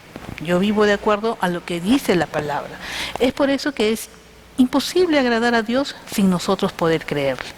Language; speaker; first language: Spanish; native; Spanish